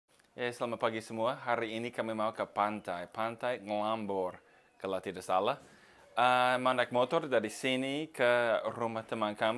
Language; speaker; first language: Indonesian; non-native, fluent; English